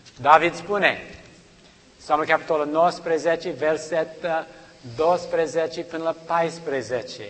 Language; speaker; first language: Romanian; non-native, learner; English